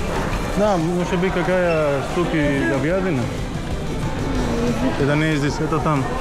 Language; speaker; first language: Russian; non-native, learner; Spanish